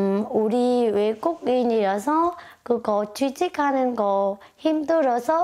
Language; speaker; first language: Korean; non-native, fluent; Vietnamese